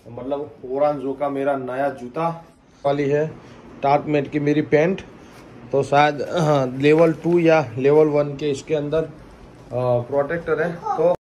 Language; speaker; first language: Hindi; non-native, local second language; Gujarati